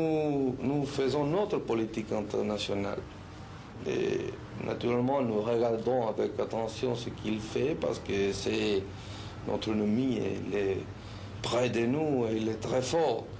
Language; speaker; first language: French; non-native, fluent; Spanish